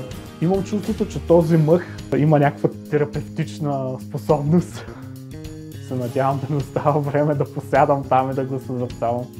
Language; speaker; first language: Bulgarian; native; Bulgarian